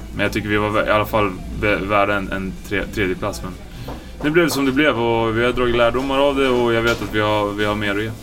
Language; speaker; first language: Swedish; native; Swedish